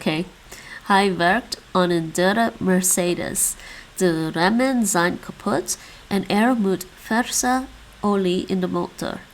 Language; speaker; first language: Dutch; non-native, learner; English